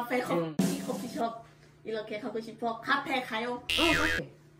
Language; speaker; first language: Korean; non-native, learner; Thai